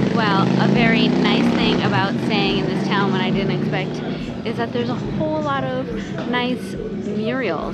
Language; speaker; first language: English; native; English